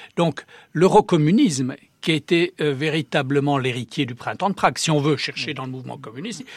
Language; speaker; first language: French; early bilingual, heritage; Czech